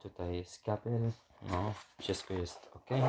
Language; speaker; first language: Polish; non-native, learner; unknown